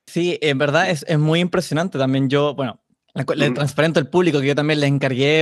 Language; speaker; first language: Spanish; native; Spanish